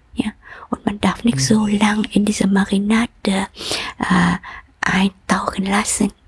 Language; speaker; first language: German; non-native, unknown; Vietnamese